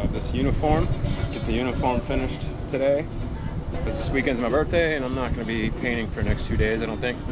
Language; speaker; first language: English; native; English